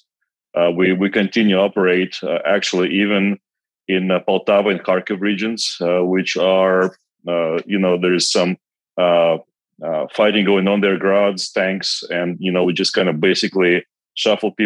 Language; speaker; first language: English; non-native, fluent; Kazakh